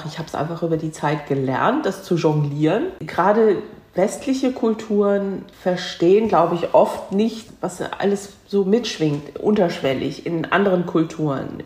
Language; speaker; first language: German; early bilingual, other home language; Korean